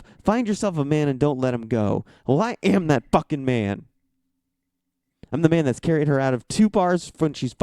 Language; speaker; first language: English; native; English